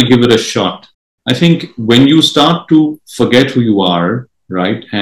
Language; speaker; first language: English; non-native, local second language; Marathi